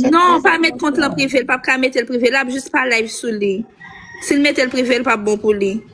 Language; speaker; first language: French; non-native, learner; Haitian Creole